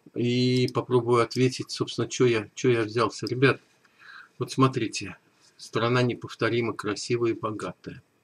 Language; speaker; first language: Russian; native; Russian